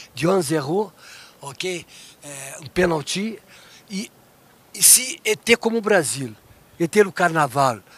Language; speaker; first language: French; non-native, learner; Portuguese